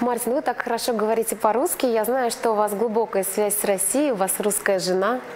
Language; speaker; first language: Russian; native; Russian